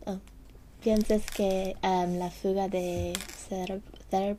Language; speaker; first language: Spanish; non-native, learner; English